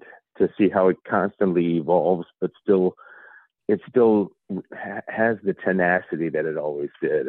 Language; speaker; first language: English; native; English